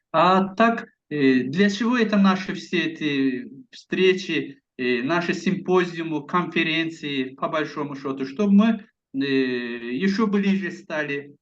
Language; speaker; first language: Russian; non-native, local second language; Azerbaijani